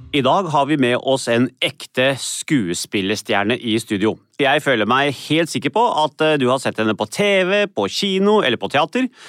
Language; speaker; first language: Norwegian; early bilingual, other home language; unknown